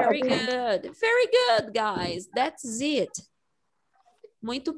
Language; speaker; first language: English; non-native, fluent; Portuguese